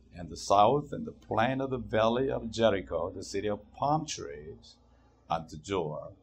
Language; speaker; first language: English; non-native, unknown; Korean